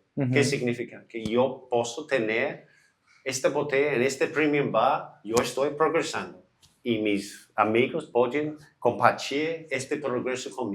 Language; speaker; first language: Portuguese; non-native, learner; English